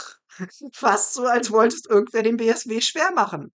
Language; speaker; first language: German; native; German